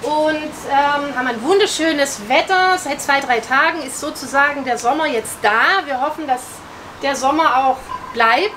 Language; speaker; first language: German; native; German